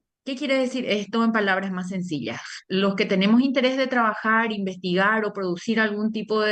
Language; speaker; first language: Spanish; native; Spanish